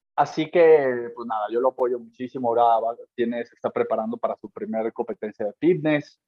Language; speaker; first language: Spanish; native; Spanish